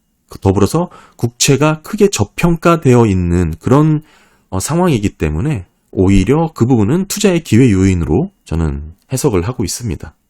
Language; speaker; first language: Korean; native; Korean